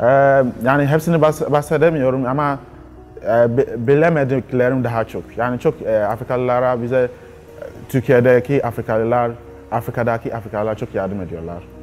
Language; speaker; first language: Turkish; non-native, fluent; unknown